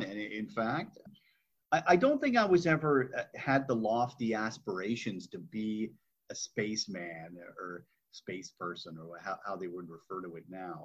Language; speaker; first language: English; native; English